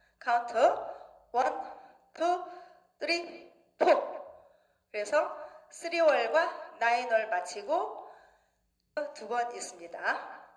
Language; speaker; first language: Korean; native; Korean